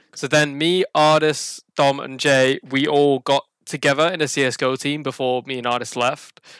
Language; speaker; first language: English; native; English